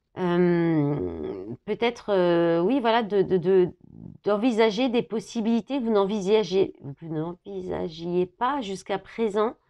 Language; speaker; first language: French; native; French